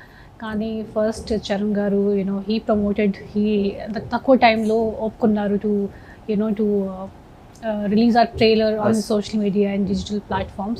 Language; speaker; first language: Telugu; non-native, local second language; Hindi